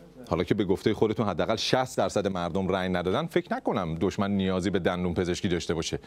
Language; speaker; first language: Persian; native; Persian